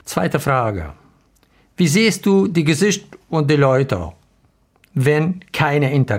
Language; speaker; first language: German; non-native, learner; Arabic